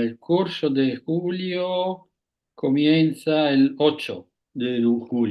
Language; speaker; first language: Spanish; non-native, fluent; Italian